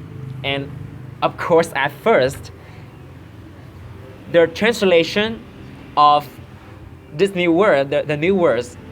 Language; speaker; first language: English; non-native, learner; Vietnamese